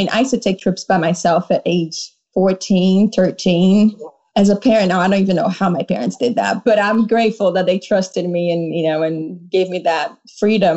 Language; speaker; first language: English; non-native, fluent; Portuguese